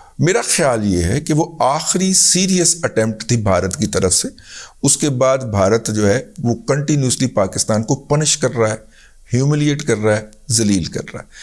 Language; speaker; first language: Urdu; native; Urdu